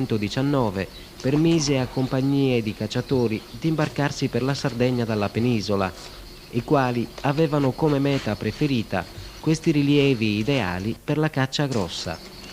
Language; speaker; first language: Italian; native; Italian